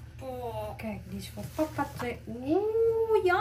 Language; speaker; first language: Dutch; non-native, learner; Indonesian